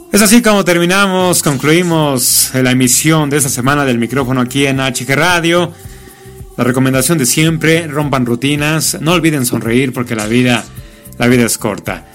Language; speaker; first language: Spanish; native; Spanish